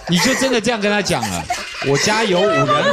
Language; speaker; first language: Chinese; native; Chinese